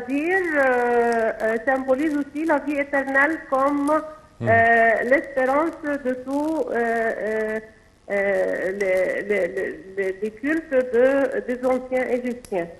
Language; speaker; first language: French; non-native, local second language; Arabic